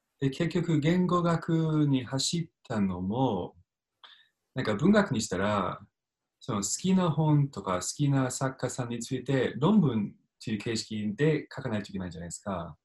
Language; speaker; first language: Japanese; non-native, fluent; English